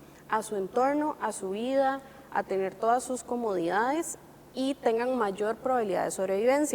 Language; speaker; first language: Spanish; native; Spanish